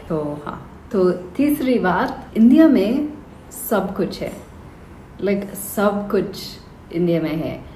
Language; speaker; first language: Hindi; non-native, learner; English